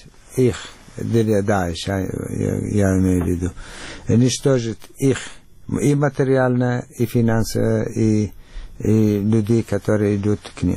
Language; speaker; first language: Russian; non-native, fluent; Arabic